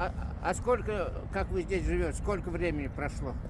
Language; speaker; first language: Russian; native; Russian